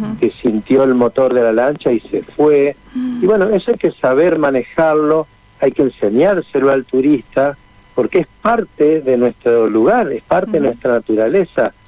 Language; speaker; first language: Spanish; native; Spanish